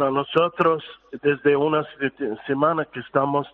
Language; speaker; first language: Spanish; non-native, fluent; Arabic